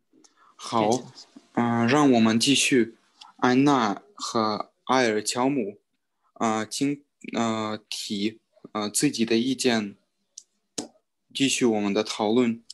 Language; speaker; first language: Chinese; non-native, learner; Russian